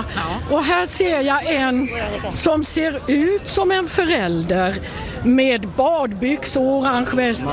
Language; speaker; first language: Swedish; native; Swedish